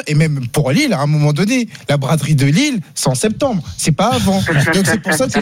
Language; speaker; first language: French; native; French